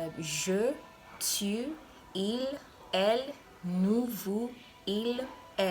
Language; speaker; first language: French; non-native, fluent; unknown